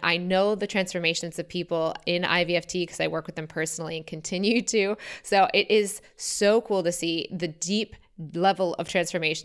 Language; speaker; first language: English; native; English